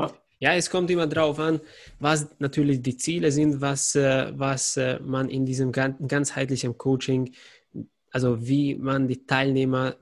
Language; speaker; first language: German; non-native, fluent; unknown